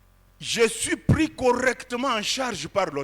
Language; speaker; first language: French; non-native, local second language; Lingala